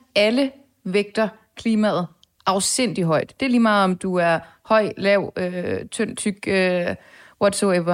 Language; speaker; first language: Danish; early bilingual, other home language; Turkish